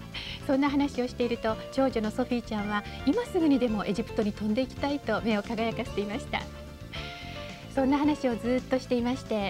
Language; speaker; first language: Japanese; native; Japanese